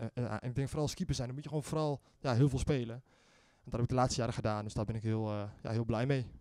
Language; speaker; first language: Dutch; native; Dutch